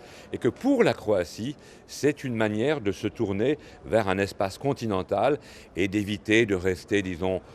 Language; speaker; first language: French; native; French